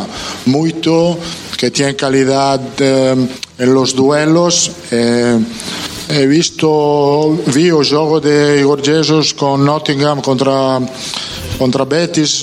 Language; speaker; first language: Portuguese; non-native, learner; Italian